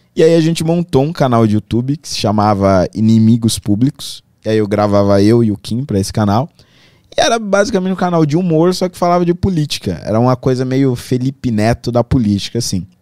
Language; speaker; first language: Portuguese; native; Portuguese